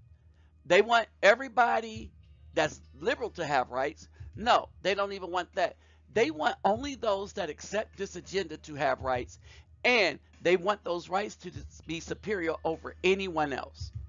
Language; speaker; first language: English; native; English